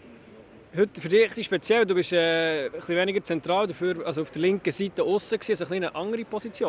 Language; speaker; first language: German; native; German